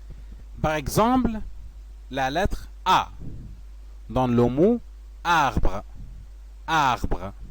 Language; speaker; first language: French; non-native, fluent; Arabic